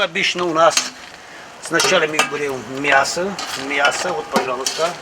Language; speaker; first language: Russian; non-native, local second language; Tajik